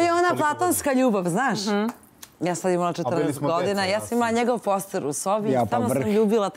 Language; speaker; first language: Serbian; native; Serbian